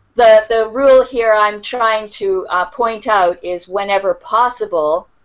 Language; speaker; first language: English; native; English